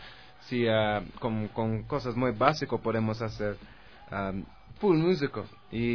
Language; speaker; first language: Spanish; non-native, learner; English